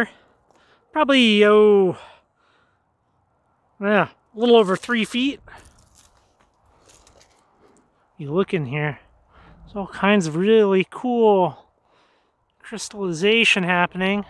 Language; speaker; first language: English; native; English